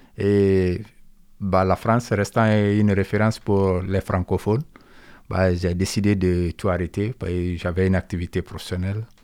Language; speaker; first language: French; non-native, local second language; Mandingo